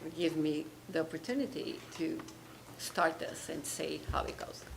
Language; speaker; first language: English; non-native, fluent; Portuguese